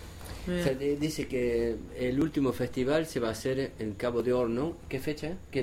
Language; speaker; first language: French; non-native, learner; Spanish